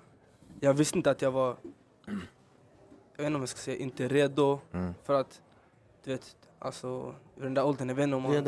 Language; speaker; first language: Swedish; early bilingual, other home language; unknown